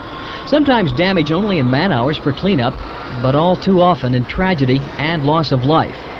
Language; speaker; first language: English; native; English